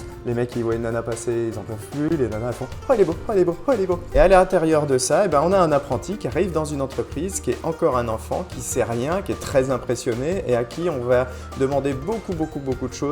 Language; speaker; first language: French; native; French